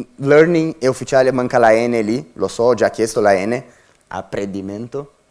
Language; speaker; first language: Italian; non-native, fluent; Portuguese